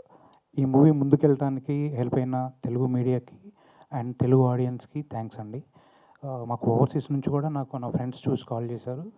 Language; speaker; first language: Telugu; native; Telugu